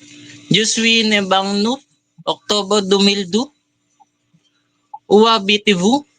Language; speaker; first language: French; non-native, learner; Filipino